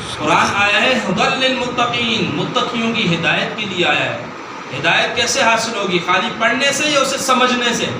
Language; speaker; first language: Urdu; non-native, local second language; Northern Hindko